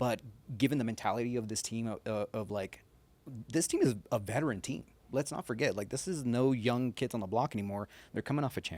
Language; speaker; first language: English; native; English